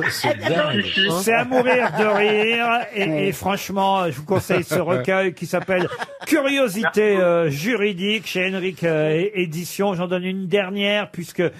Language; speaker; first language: French; native; French